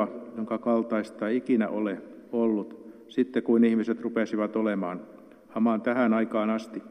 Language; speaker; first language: Finnish; native; Finnish